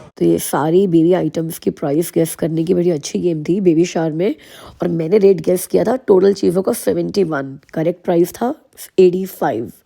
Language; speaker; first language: Hindi; native; Hindi